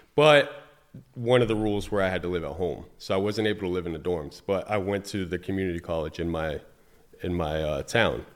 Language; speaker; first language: English; native; English